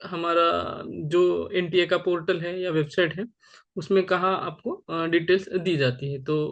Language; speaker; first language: Hindi; non-native, local second language; Marathi